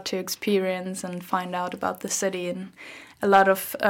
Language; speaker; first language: English; non-native, fluent; German